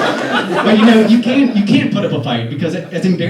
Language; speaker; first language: English; native; English